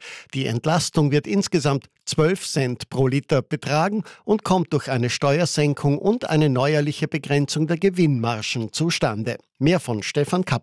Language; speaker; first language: German; native; German